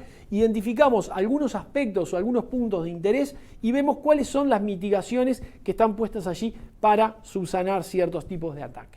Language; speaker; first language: Spanish; native; Spanish